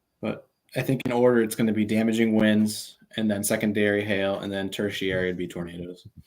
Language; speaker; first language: English; native; English